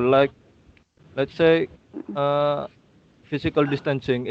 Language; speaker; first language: English; non-native, learner; Indonesian